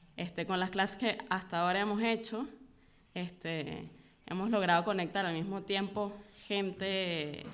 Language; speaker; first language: Spanish; native; Spanish